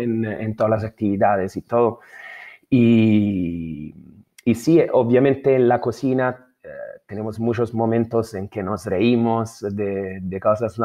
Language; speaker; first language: Spanish; non-native, fluent; Italian